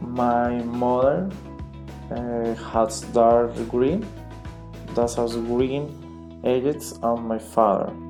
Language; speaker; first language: English; non-native, learner; Spanish